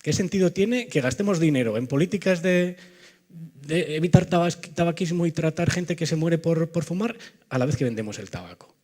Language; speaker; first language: Spanish; native; Spanish